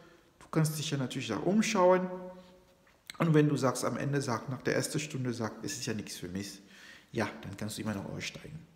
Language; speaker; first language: German; non-native, fluent; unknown